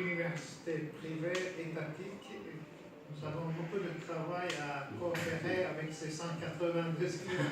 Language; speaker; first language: French; non-native, fluent; Turkish